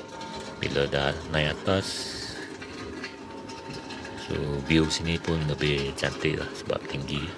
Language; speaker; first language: Malay; native; Malay